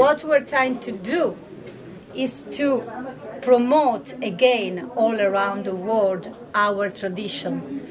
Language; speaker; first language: English; non-native, learner; Italian